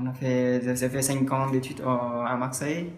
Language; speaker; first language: French; non-native, fluent; Vietnamese